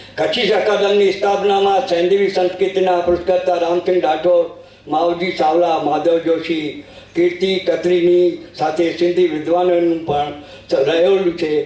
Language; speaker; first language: Gujarati; non-native, local second language; Sindhi